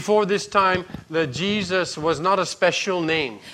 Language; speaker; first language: English; native; English